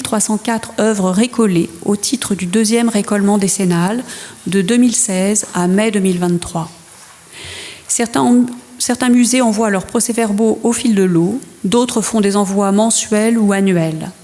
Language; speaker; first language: French; native; French